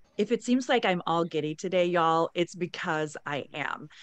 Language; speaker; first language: English; native; English